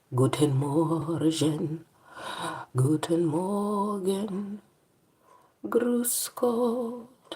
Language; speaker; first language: German; non-native, learner; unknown